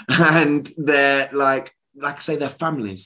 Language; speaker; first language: English; native; English